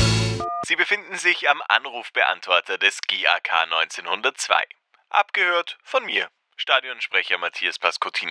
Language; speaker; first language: German; native; German